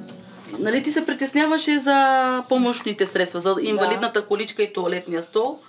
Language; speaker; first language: Bulgarian; native; Bulgarian